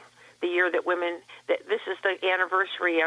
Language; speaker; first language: English; native; English